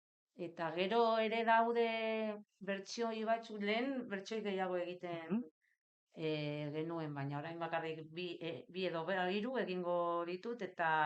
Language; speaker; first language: Basque; non-native, local second language; Spanish